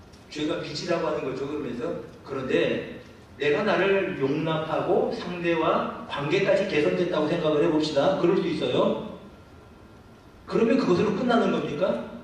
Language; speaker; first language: Korean; native; Korean